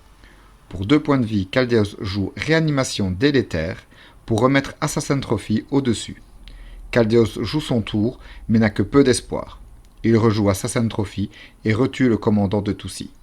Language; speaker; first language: French; native; French